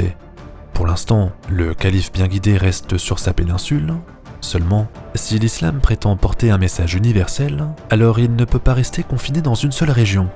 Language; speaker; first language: French; native; French